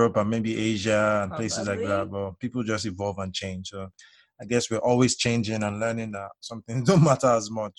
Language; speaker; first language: English; non-native, local second language; Yoruba